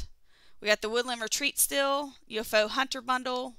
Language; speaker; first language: English; native; English